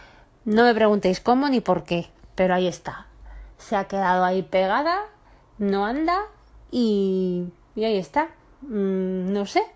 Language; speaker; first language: Spanish; native; Spanish